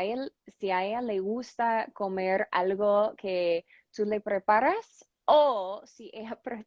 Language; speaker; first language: Spanish; non-native, fluent; English